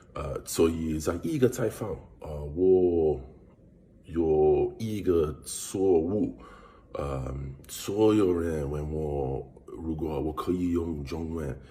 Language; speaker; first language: Chinese; non-native, learner; English